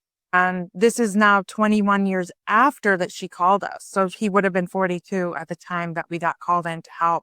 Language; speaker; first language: English; early bilingual, other home language; Persian